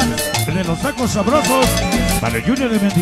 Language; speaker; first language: Spanish; native; Spanish